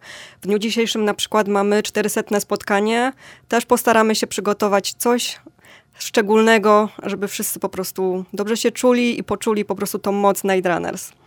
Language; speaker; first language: Polish; native; Polish